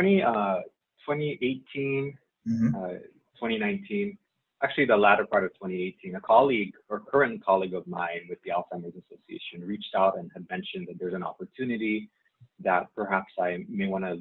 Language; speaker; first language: English; non-native, fluent; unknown